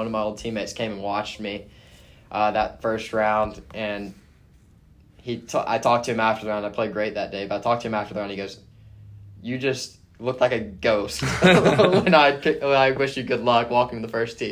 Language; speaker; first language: English; native; English